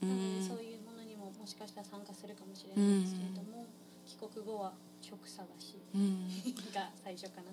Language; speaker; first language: Japanese; native; Japanese